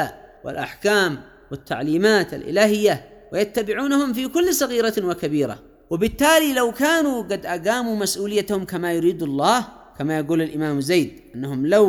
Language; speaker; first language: Arabic; native; Arabic